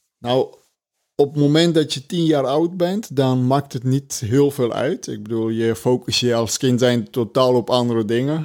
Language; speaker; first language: Dutch; early bilingual, other home language; Armenian